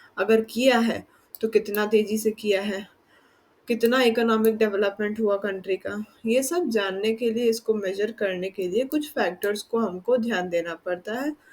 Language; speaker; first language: Hindi; non-native, local second language; Gujarati